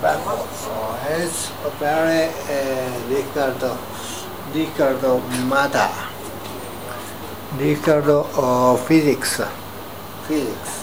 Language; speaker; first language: English; non-native, learner; Japanese